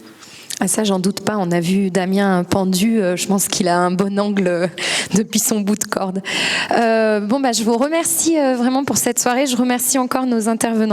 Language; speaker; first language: French; native; French